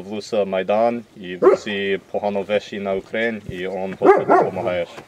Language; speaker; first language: Ukrainian; non-native, learner; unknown